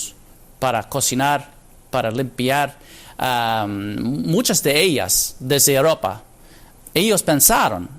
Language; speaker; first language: Spanish; non-native, fluent; English